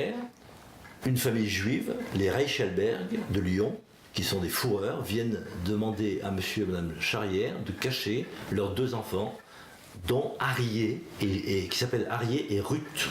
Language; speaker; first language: French; native; French